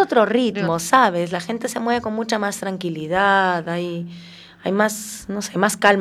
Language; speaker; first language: Spanish; native; Spanish